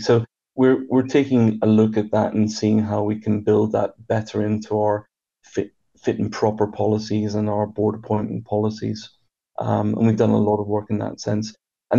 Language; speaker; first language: English; native; English